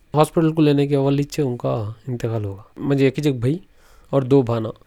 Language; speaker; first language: Hindi; non-native, local second language; Urdu